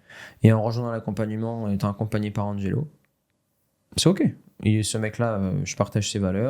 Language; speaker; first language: French; native; French